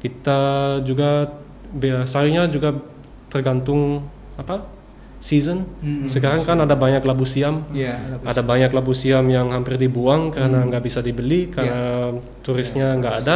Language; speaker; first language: Indonesian; early bilingual, other home language; English